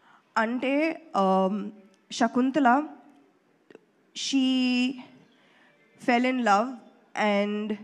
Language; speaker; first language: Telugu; non-native, fluent; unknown